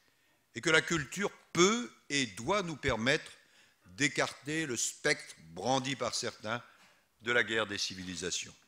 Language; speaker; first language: French; native; French